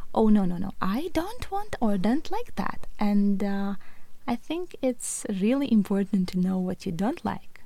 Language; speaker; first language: English; non-native, fluent; Latvian